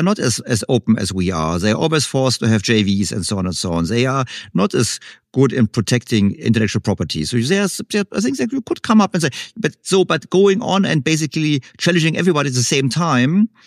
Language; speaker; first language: English; non-native, fluent; German